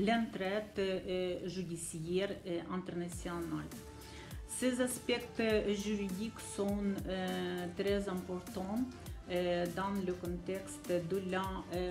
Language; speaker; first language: French; non-native, learner; Ukrainian